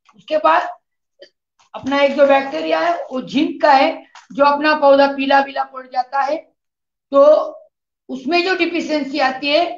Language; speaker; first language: Hindi; non-native, local second language; Marathi